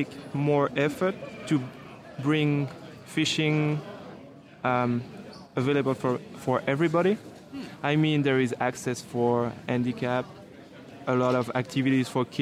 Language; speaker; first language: English; non-native, fluent; French